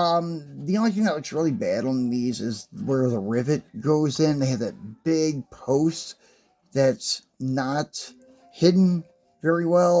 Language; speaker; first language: English; native; English